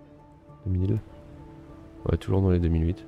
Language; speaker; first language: French; native; French